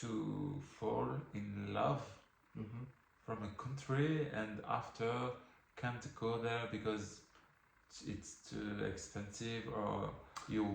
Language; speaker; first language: English; non-native, learner; French